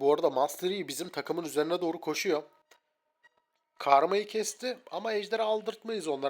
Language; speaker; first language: Turkish; native; Turkish